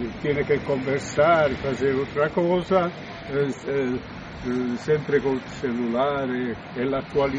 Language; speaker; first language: Spanish; non-native, learner; Italian